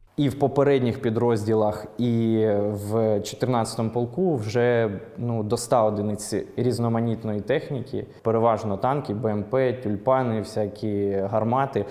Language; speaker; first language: Ukrainian; non-native, local second language; Russian